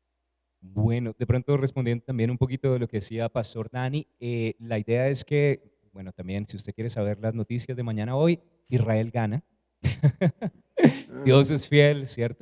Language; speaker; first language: Spanish; native; Spanish